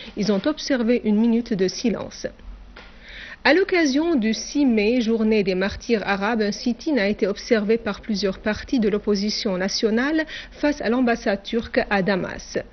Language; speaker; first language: French; non-native, fluent; Arabic